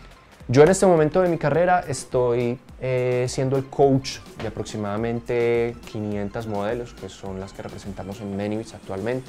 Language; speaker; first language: Spanish; native; Spanish